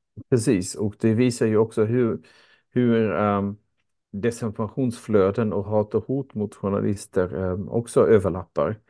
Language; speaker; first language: Swedish; native; Swedish